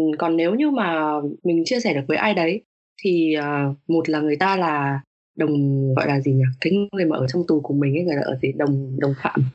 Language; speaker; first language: Vietnamese; native; Vietnamese